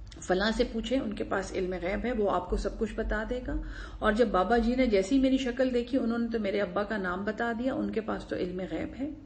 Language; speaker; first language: Urdu; non-native, local second language; Pashto